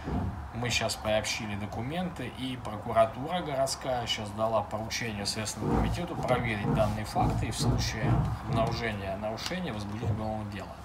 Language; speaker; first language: Russian; native; Russian